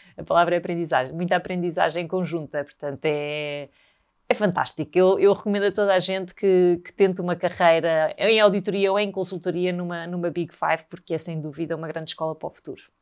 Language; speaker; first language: Portuguese; native; Portuguese